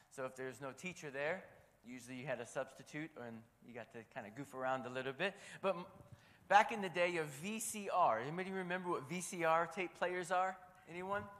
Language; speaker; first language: English; native; English